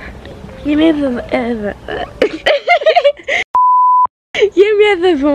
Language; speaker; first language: Albanian; early bilingual, heritage; Albanian